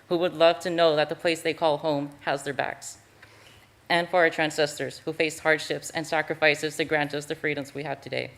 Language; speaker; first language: English; native; English